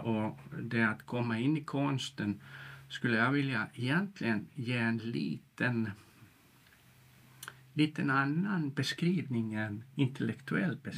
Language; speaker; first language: Swedish; non-native, local second language; Finnish